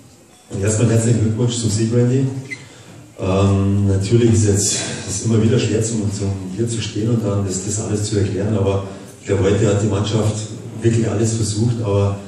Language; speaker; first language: German; native; German